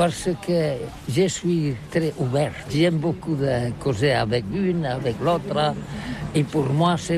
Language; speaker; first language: French; non-native, learner; Catalan